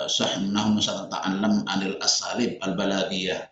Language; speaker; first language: Arabic; non-native, fluent; Indonesian